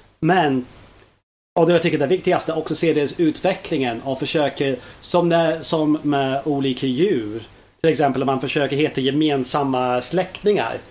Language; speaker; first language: Swedish; non-native, fluent; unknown